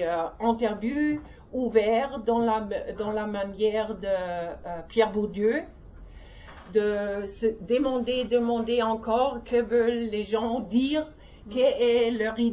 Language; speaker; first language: French; non-native, learner; German